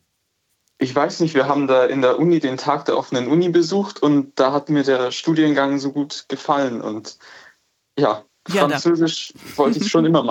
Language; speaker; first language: German; native; German